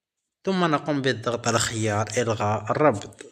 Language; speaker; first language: Arabic; native; Arabic